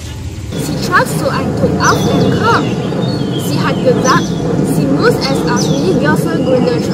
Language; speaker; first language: German; non-native, learner; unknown